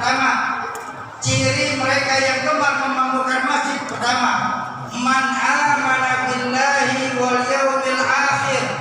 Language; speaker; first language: Indonesian; native; Indonesian